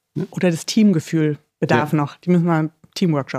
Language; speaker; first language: German; native; German